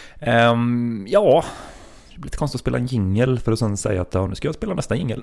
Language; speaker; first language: Swedish; native; Swedish